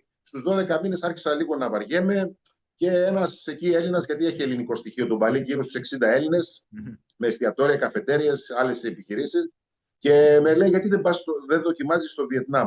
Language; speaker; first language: Greek; native; Greek